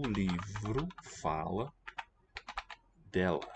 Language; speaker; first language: Portuguese; non-native, learner; English